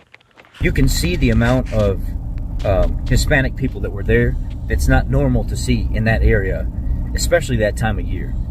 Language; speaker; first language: English; native; English